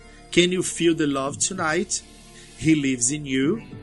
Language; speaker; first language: English; non-native, fluent; Portuguese